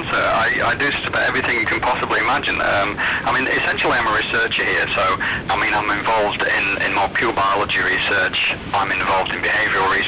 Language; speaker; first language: English; native; English